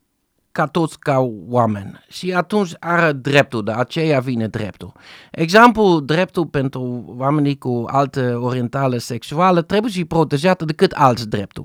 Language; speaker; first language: Romanian; non-native, fluent; Dutch